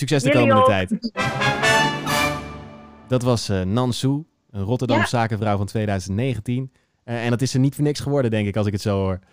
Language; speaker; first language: Dutch; native; Dutch